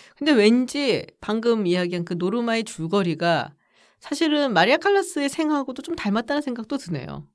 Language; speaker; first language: Korean; native; Korean